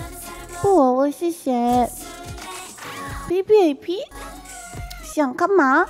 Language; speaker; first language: Chinese; non-native, learner; Korean